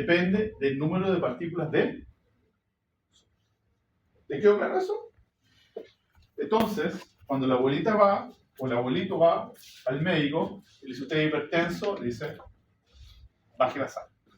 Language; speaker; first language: Spanish; native; Spanish